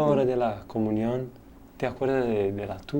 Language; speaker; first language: Spanish; non-native, learner; Portuguese